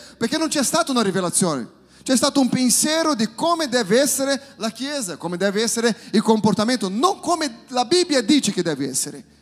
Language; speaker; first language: Italian; non-native, fluent; Portuguese